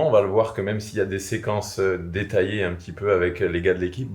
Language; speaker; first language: French; native; French